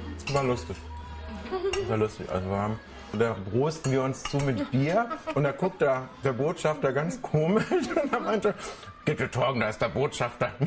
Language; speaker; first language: German; native; German